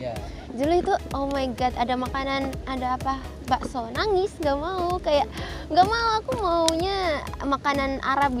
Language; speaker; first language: Indonesian; early bilingual, heritage; Indonesian